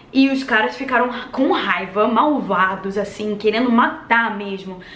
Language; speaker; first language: Portuguese; early bilingual, other home language; English